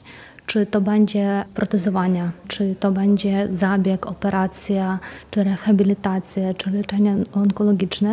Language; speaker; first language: Polish; non-native, fluent; Ukrainian